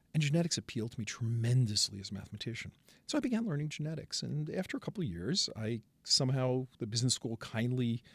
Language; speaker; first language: English; native; English